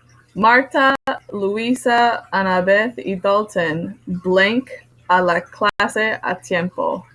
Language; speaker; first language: Spanish; non-native, fluent; English